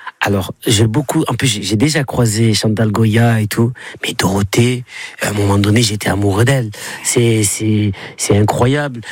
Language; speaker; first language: French; native; French